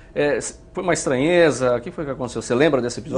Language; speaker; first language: Portuguese; native; Portuguese